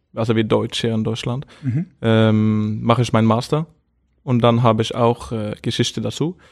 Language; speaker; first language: German; non-native, fluent; Norwegian